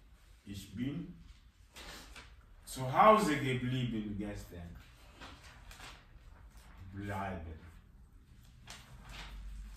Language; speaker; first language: German; non-native, fluent; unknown